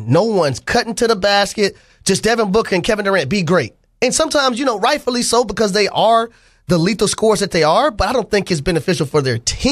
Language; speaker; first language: English; native; English